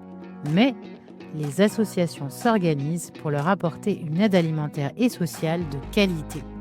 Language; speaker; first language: French; native; French